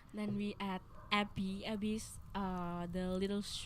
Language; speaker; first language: English; non-native, learner; Indonesian